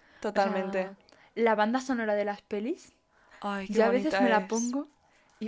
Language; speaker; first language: Spanish; native; Spanish